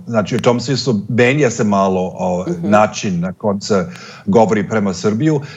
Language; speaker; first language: Serbian; non-native, fluent; German